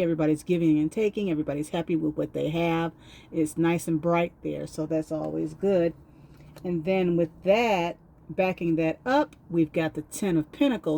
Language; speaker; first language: English; native; English